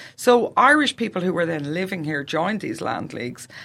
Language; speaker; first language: English; native; English